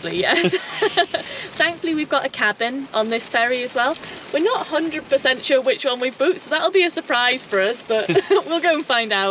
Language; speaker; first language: English; native; English